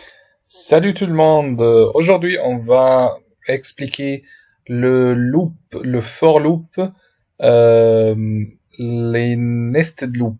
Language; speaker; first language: French; non-native, fluent; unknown